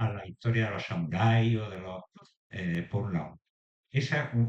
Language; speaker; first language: Spanish; native; Spanish